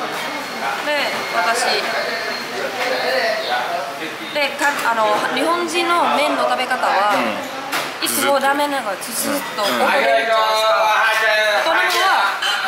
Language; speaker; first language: Japanese; non-native, fluent; Vietnamese